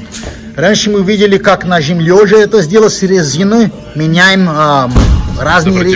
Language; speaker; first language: Russian; non-native, fluent; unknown